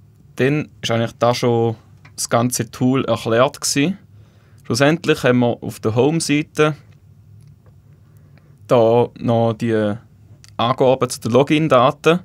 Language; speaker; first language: German; native; German